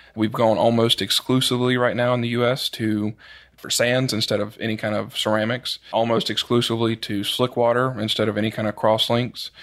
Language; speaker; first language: English; native; English